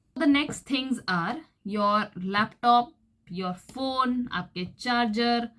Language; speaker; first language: Hindi; native; Hindi